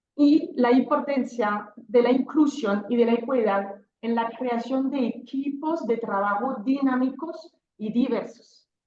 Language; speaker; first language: Spanish; non-native, fluent; French